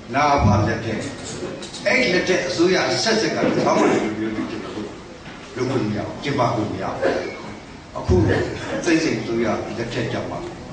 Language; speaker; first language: Burmese; non-native, local second language; S'gaw Karen